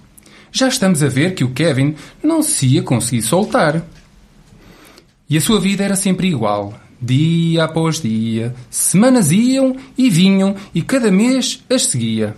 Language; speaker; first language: Portuguese; native; Portuguese